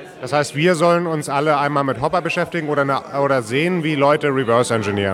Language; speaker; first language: German; native; German